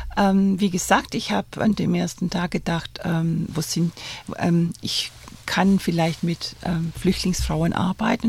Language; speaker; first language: German; non-native, fluent; Spanish